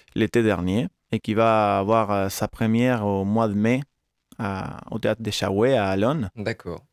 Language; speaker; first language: French; non-native, fluent; Spanish